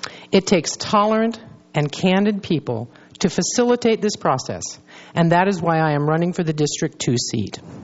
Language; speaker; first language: English; native; English